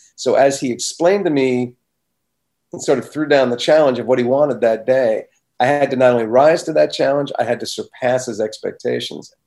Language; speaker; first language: English; native; English